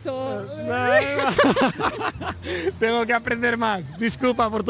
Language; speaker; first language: Portuguese; non-native, learner; Spanish